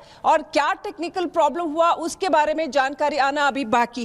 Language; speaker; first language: Hindi; non-native, local second language; Kannada